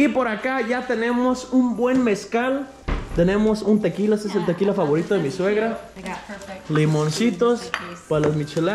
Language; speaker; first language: Spanish; native; Spanish